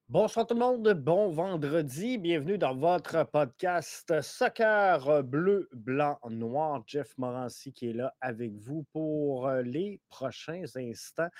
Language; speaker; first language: French; native; French